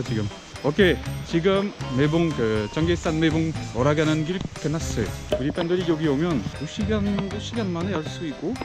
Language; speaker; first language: Korean; non-native, learner; French